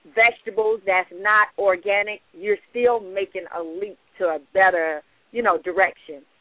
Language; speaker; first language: English; native; English